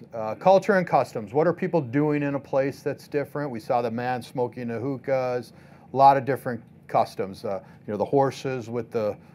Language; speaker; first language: English; native; English